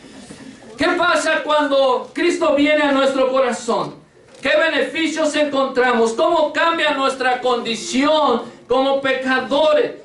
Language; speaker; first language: Spanish; native; Spanish